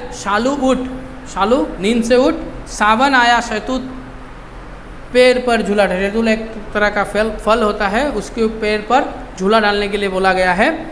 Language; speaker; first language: Hindi; non-native, local second language; Bangla